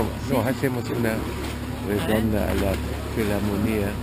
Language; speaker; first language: Spanish; non-native, fluent; German